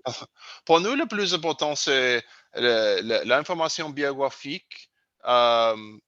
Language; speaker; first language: French; non-native, learner; English